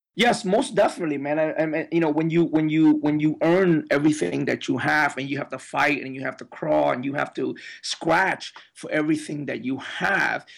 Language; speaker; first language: English; early bilingual, other home language; Spanish